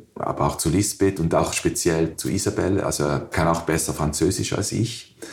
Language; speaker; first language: German; native; German